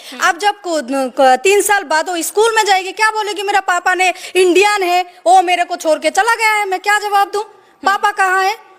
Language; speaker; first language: Hindi; non-native, fluent; Bangla